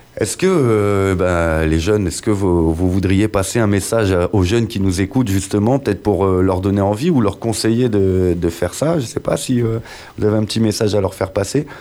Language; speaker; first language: French; native; French